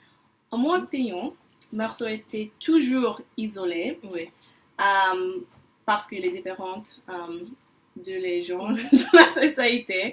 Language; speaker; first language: French; non-native, learner; English